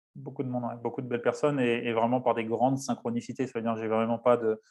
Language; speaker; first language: French; native; French